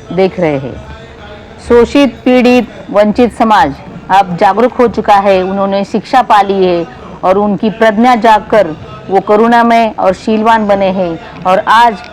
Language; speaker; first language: Hindi; non-native, local second language; Marathi